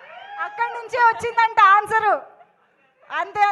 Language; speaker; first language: Telugu; native; Telugu